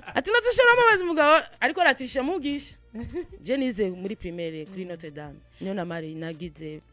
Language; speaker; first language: Rundi; non-native, local second language; Swahili